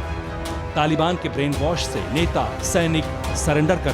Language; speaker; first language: Hindi; native; Hindi